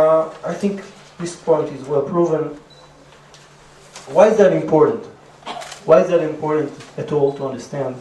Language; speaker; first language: English; non-native, fluent; Hebrew